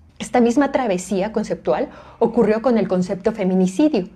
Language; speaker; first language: Spanish; native; Spanish